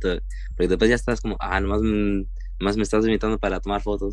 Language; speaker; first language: Spanish; early bilingual, heritage; Spanish